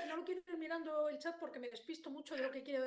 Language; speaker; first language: Spanish; native; Spanish